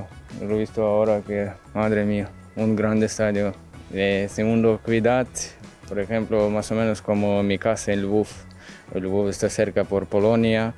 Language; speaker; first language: Spanish; non-native, learner; Ukrainian